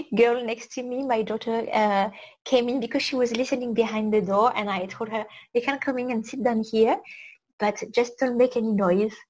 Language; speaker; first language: English; non-native, fluent; French